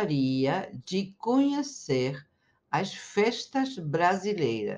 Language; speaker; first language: Portuguese; non-native, fluent; Spanish